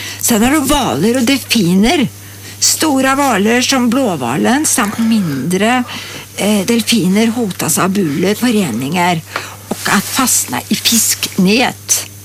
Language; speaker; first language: Swedish; native; Swedish